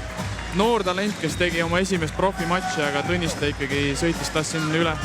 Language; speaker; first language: Estonian; native; Estonian